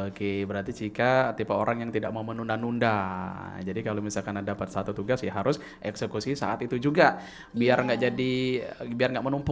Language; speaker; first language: Indonesian; native; Indonesian